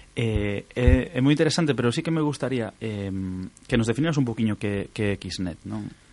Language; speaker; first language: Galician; native; Galician